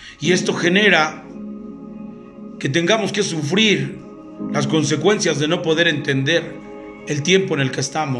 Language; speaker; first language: Spanish; native; Spanish